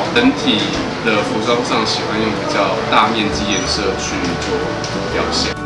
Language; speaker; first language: Chinese; native; Chinese